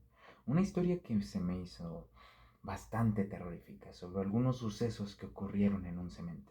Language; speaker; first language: Spanish; native; Spanish